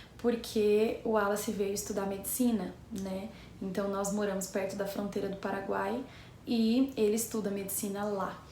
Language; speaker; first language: Portuguese; native; Portuguese